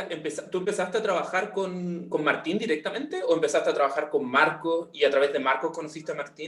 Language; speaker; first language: Spanish; native; Spanish